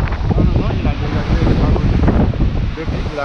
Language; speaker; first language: French; non-native, local second language; Wolof